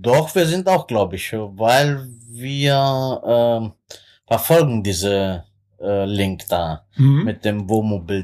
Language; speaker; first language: German; non-native, fluent; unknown